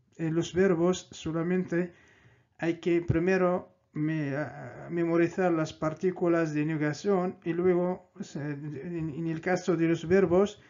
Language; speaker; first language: Spanish; non-native, fluent; Arabic